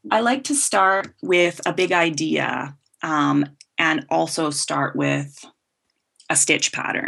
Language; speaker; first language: English; native; English